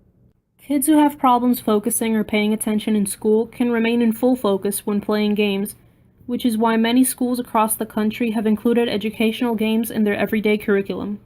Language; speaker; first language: English; native; English